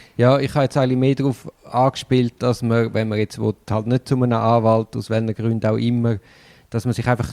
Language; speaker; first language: German; native; German